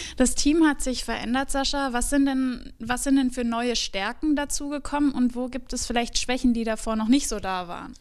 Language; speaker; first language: German; native; German